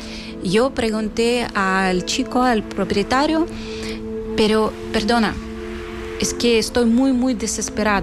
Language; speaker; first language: Spanish; non-native, fluent; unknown